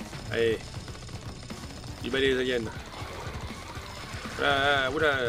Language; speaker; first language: French; native; French